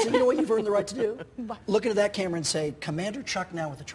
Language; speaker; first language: English; native; English